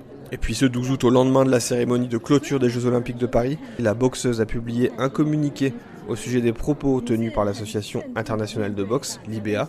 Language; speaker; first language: French; native; French